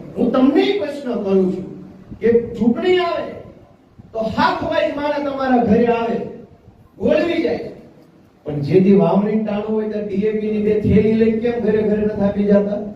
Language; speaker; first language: Gujarati; native; Gujarati